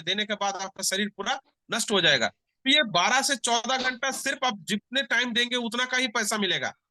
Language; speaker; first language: Hindi; non-native, local second language; Bangla